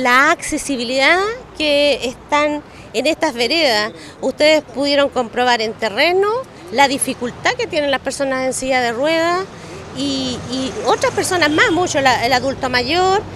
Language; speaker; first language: Spanish; native; Spanish